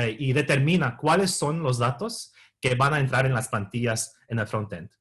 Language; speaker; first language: Spanish; non-native, fluent; English